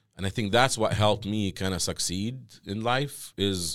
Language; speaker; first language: English; non-native, fluent; Arabic